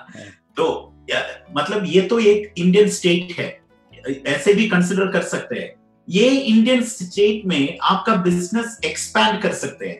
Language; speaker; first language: Hindi; non-native, local second language; Malayalam